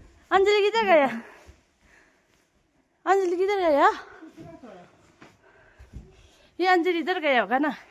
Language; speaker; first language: Hindi; non-native, local second language; Nepali